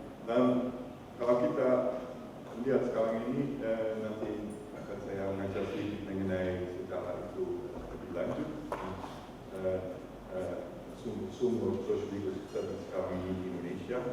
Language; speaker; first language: Indonesian; non-native, fluent; Dutch